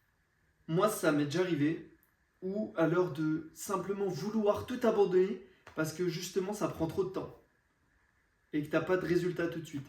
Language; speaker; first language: French; native; French